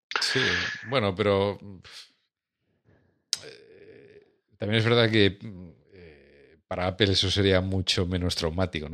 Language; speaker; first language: Spanish; native; Spanish